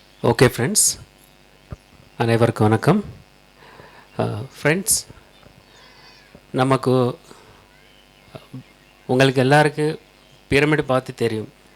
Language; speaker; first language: Tamil; native; Tamil